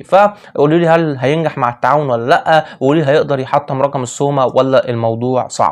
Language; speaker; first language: Arabic; native; Arabic